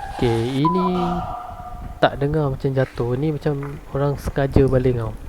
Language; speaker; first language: Malay; non-native, local second language; Tamil